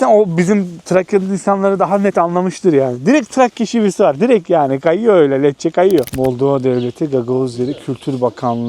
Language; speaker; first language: Turkish; native; Turkish